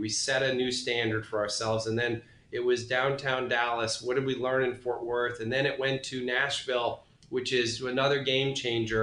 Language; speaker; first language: English; native; English